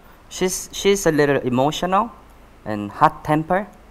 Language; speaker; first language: English; non-native, fluent; Korean